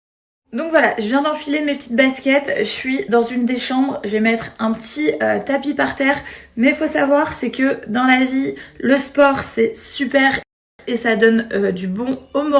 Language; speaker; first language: French; native; French